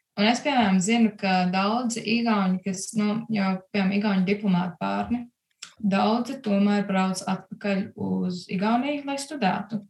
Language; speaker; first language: Latvian; early bilingual, heritage; Latvian